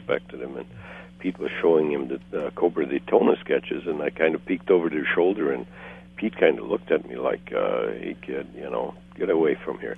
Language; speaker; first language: English; non-native, fluent; Hungarian